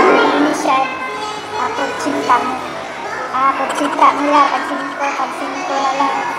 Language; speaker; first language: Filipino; non-native, local second language; Cebuano